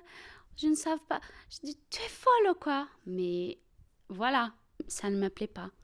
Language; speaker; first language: French; non-native, fluent; Portuguese